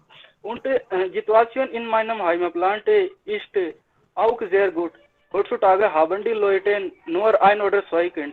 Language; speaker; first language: German; non-native, learner; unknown